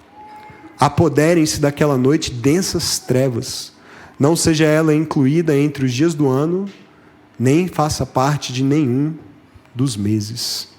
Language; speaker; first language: Portuguese; native; Portuguese